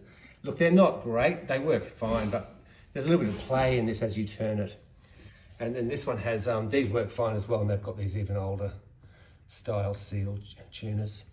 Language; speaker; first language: English; native; English